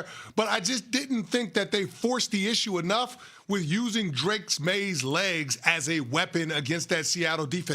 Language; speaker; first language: English; native; English